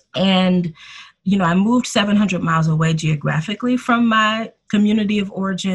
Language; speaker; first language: English; native; English